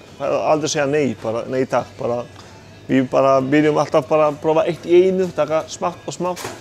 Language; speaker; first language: Icelandic; non-native, learner; Polish